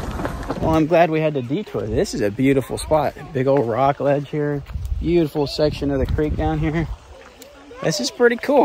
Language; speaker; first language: English; native; English